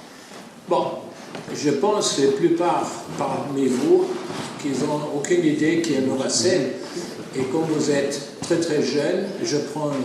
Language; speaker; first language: French; non-native, fluent; German